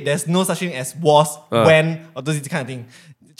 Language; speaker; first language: English; non-native, local second language; Min Nan Chinese